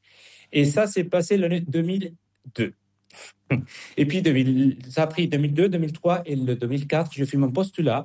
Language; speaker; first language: French; non-native, fluent; Spanish